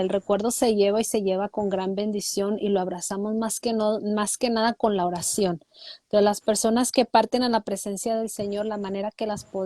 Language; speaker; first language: Spanish; native; Spanish